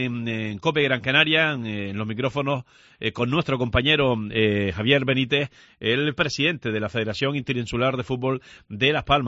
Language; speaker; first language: Spanish; native; Spanish